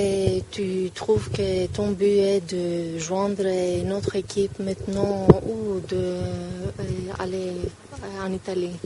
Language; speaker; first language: French; non-native, learner; Greek